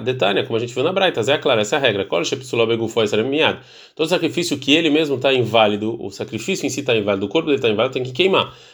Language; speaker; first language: Portuguese; early bilingual, heritage; Portuguese